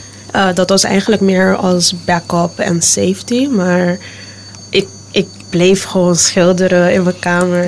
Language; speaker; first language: Dutch; non-native, local second language; Papiamento